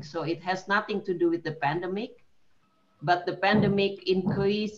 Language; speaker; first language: English; non-native, fluent; Indonesian